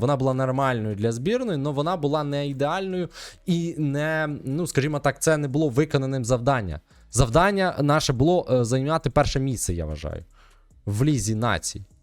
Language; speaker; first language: Ukrainian; native; Ukrainian